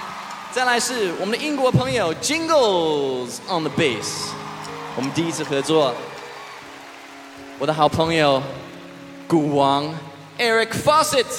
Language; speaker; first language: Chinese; early bilingual, heritage; Chinese